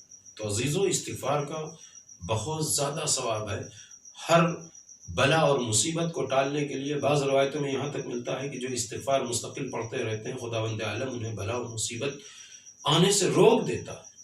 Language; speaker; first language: Urdu; native; Urdu